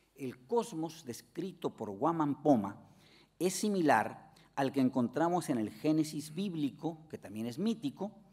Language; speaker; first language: Spanish; native; Spanish